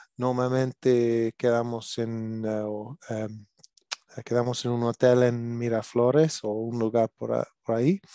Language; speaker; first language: Spanish; non-native, learner; English